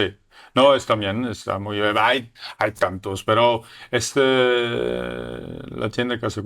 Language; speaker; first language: Spanish; non-native, learner; Dutch